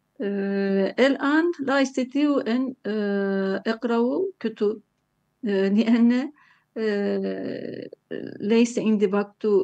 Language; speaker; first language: Arabic; non-native, learner; Turkish